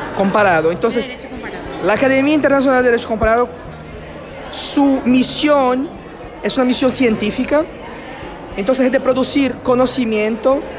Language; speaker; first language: Spanish; non-native, fluent; Portuguese